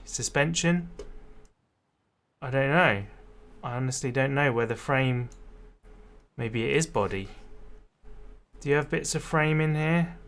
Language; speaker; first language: English; native; English